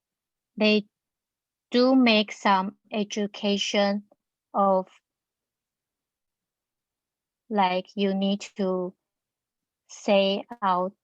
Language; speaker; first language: English; non-native, learner; Chinese